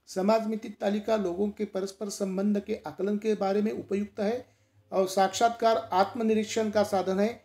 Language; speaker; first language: Hindi; non-native, local second language; Marathi